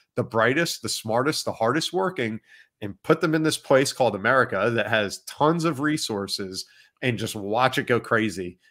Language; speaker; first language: English; native; English